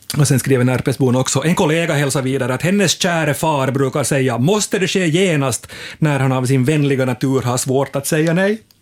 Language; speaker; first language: Swedish; native; Swedish